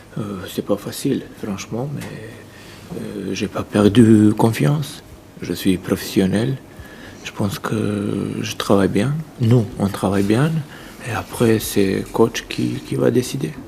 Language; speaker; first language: French; non-native, fluent; Serbian